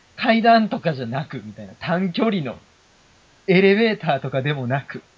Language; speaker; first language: Japanese; native; Japanese